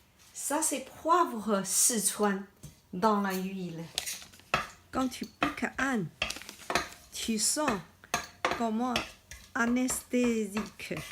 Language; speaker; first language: French; non-native, learner; Chinese